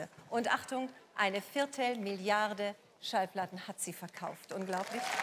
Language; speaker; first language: German; native; German